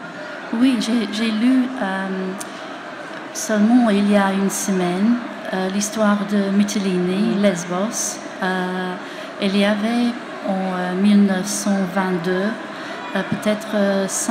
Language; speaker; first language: French; non-native, fluent; English